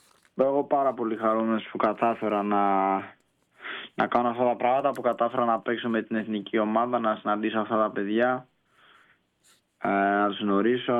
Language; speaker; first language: Greek; early bilingual, heritage; Greek